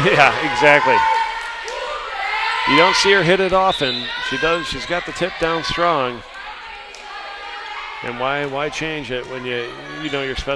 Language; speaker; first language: English; native; English